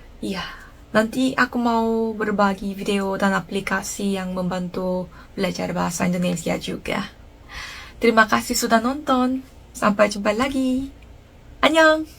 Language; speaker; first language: Indonesian; non-native, fluent; Japanese